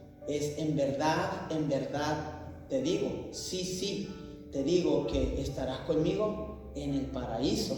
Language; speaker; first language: Spanish; native; Spanish